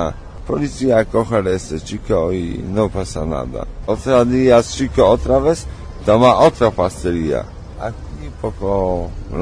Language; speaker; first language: Spanish; non-native, learner; Polish